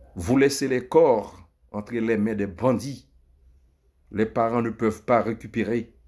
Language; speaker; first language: French; native; French